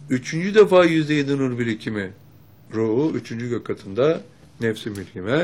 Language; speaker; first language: Turkish; native; Turkish